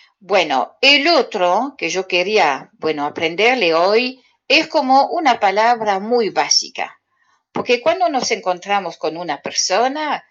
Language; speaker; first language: Spanish; non-native, fluent; French